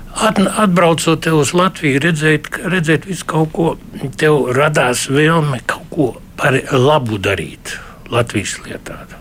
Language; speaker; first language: Latvian; early bilingual, heritage; Latvian